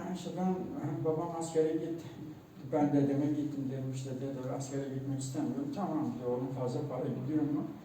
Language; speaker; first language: Turkish; non-native, local second language; Kurdish